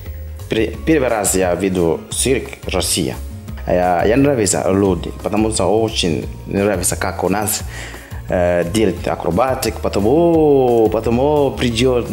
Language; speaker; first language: Russian; non-native, learner; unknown